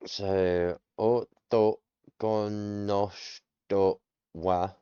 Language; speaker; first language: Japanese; non-native, learner; English